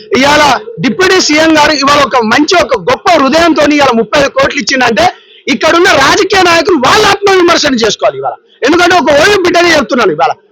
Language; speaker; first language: Telugu; native; Telugu